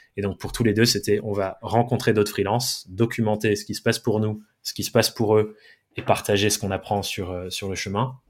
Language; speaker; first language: French; early bilingual, other home language; English